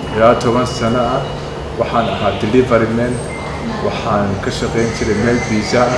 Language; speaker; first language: Somali; non-native, learner; Swahili